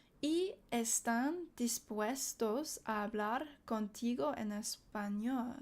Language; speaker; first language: Spanish; non-native, learner; English